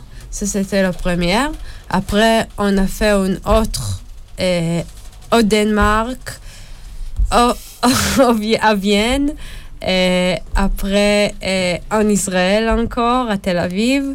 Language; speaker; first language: French; non-native, learner; Hebrew